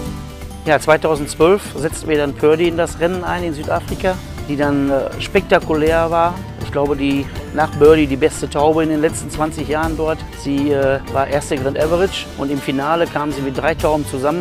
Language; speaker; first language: German; native; German